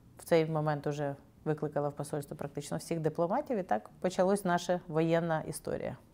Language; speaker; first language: Ukrainian; native; Ukrainian